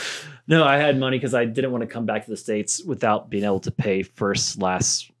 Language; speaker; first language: English; native; English